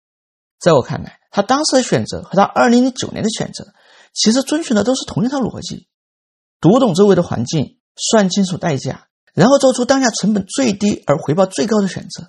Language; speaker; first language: Chinese; native; Chinese